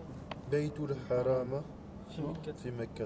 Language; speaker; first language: Arabic; non-native, learner; French